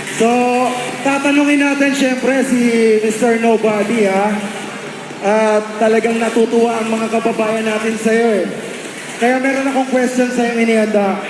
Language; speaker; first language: Filipino; native; Filipino